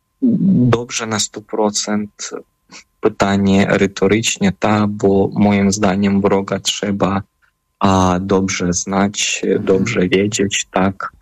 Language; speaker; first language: Polish; non-native, fluent; Ukrainian